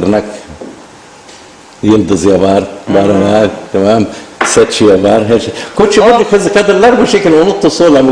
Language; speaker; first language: Turkish; non-native, learner; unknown